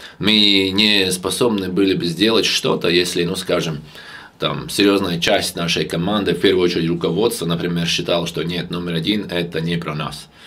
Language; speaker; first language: Russian; non-native, local second language; Latvian